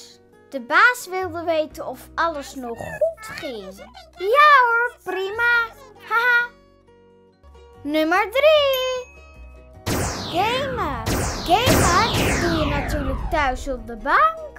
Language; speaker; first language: Dutch; native; Dutch